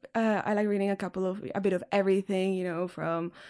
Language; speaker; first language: English; non-native, fluent; Spanish